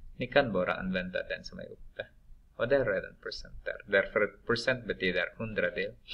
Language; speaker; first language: Swedish; non-native, fluent; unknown